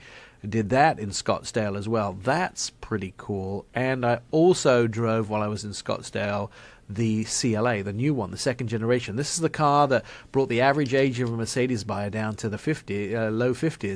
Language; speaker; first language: English; native; English